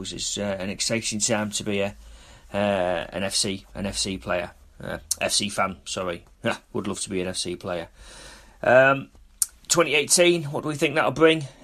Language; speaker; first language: English; native; English